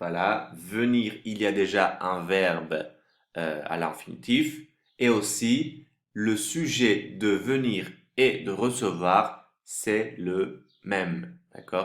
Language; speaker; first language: French; non-native, fluent; Turkish